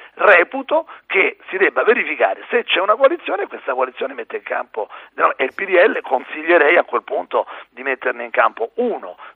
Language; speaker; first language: Italian; native; Italian